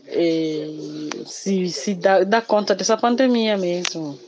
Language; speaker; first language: Portuguese; non-native, fluent; Lingala